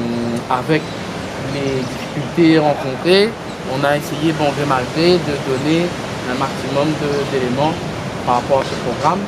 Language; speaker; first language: French; native; French